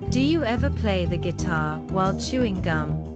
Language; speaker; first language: English; non-native, learner; Spanish